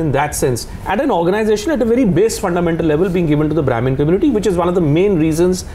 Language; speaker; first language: English; non-native, local second language; Hindi